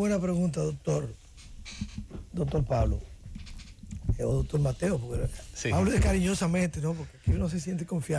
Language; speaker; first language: Spanish; native; Spanish